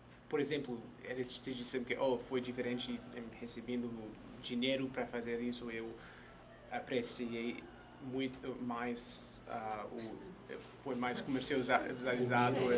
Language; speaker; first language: Portuguese; non-native, fluent; English